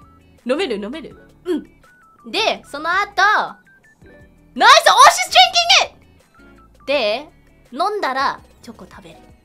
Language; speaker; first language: Japanese; non-native, learner; English